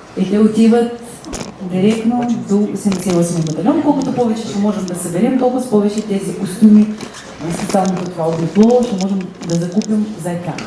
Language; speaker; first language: Bulgarian; early bilingual, heritage; Bulgarian